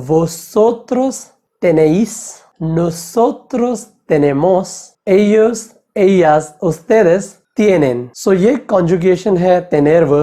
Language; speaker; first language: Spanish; non-native, learner; Hindi